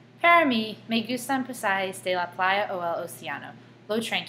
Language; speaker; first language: Spanish; non-native, learner; English